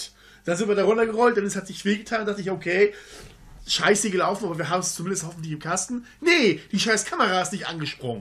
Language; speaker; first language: German; native; German